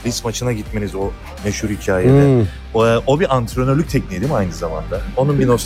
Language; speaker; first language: Turkish; native; Turkish